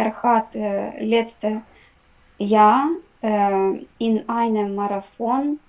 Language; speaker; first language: German; non-native, learner; Ukrainian